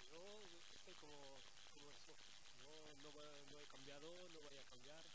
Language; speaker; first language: Spanish; non-native, learner; French